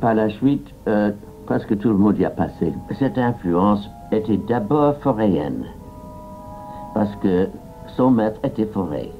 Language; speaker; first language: French; non-native, fluent; English